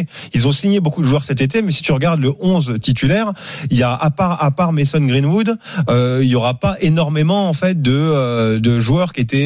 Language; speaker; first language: French; native; French